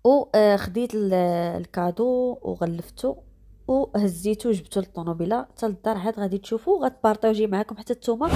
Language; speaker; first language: Arabic; native; Arabic